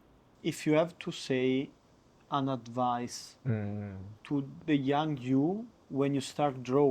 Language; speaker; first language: English; non-native, learner; Italian